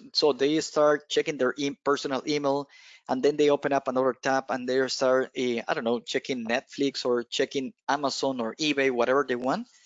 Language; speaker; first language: English; non-native, fluent; Spanish